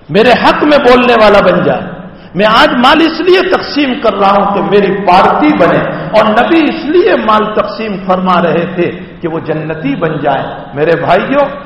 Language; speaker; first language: Urdu; non-native, local second language; Gujarati